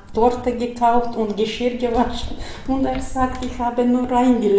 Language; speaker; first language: German; non-native, learner; Chechen